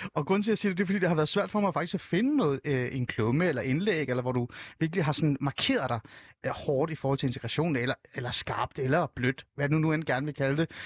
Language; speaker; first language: Danish; early bilingual, other home language; Persian